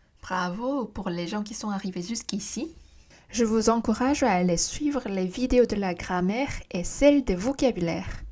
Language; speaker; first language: French; non-native, fluent; Korean